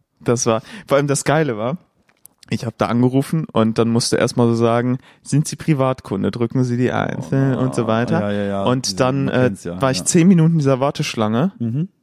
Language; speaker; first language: German; native; German